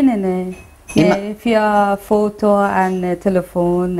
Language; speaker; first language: Dutch; non-native, fluent; Persian